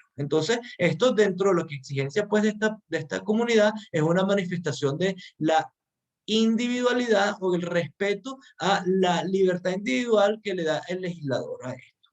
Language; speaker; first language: Spanish; native; Spanish